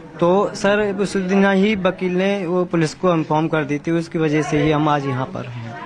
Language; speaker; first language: Hindi; native; Hindi